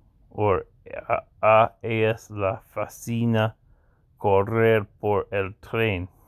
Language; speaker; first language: Spanish; non-native, learner; English